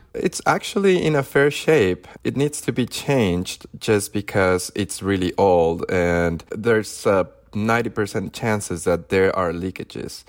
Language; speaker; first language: English; non-native, fluent; Spanish